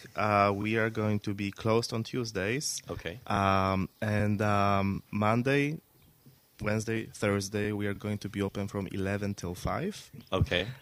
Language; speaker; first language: English; non-native, fluent; Polish